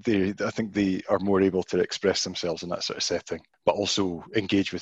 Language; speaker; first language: English; native; English